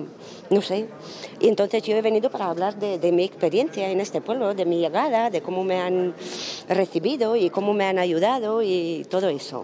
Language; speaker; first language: Spanish; non-native, fluent; Romanian